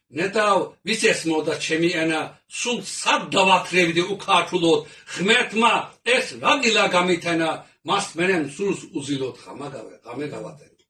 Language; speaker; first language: Georgian; early bilingual, heritage; Georgian